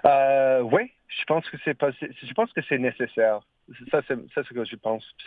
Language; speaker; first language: French; non-native, learner; English